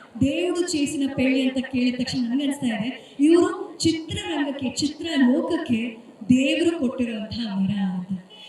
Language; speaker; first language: Kannada; native; Kannada